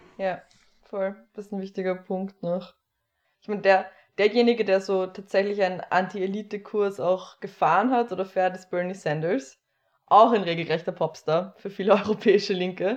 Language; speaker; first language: German; native; German